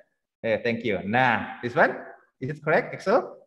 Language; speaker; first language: English; non-native, fluent; Indonesian